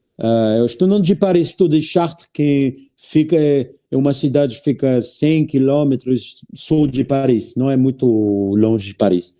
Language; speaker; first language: Portuguese; non-native, learner; French